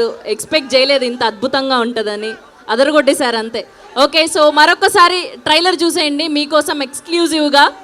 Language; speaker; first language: Telugu; native; Telugu